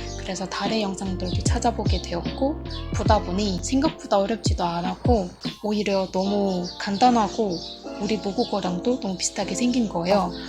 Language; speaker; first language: Korean; non-native, fluent; Burmese